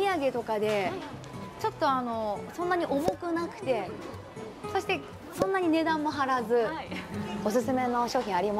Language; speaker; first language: Japanese; native; Japanese